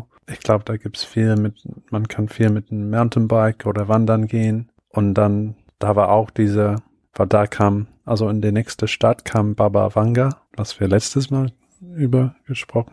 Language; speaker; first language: German; non-native, fluent; English